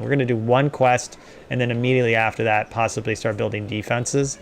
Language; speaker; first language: English; native; English